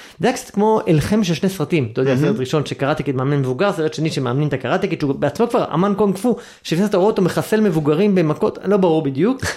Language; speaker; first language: Hebrew; native; Hebrew